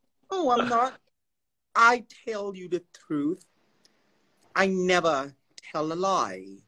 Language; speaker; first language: English; non-native, learner; Thai